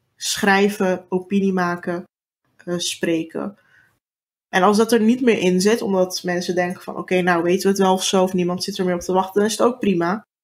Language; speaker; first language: Dutch; early bilingual, other home language; Turkish